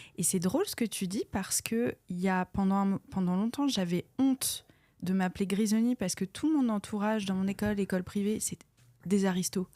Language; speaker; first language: French; native; French